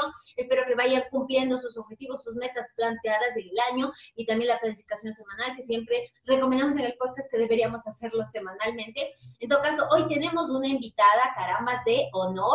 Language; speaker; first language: Spanish; native; Spanish